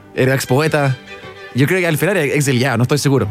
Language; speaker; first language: Spanish; non-native, fluent; English